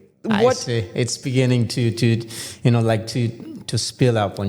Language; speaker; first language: English; non-native, fluent; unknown